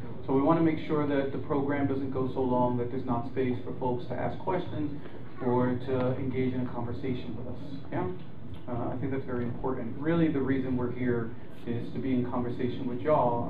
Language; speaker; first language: English; early bilingual, other home language; Spanish